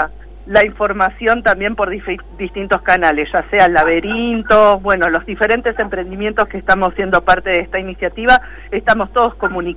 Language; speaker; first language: Spanish; native; Spanish